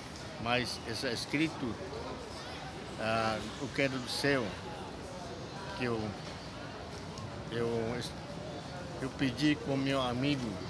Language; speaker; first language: Portuguese; non-native, local second language; Yanomámi